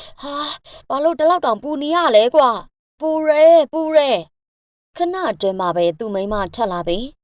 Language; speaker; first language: Burmese; native; Burmese